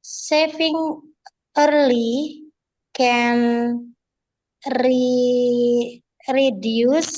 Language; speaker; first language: English; non-native, learner; Indonesian